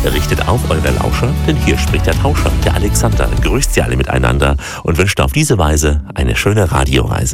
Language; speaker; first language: German; native; German